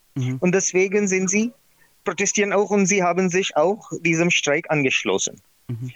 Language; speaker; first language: German; non-native, learner; Marathi